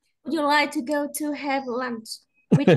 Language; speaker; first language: English; non-native, learner; Vietnamese